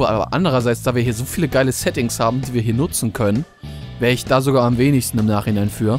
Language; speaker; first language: German; native; German